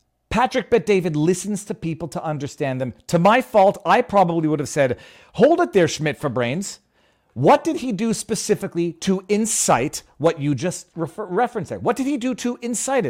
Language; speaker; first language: English; native; English